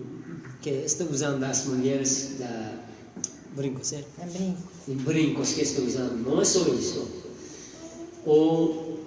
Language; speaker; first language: Portuguese; non-native, fluent; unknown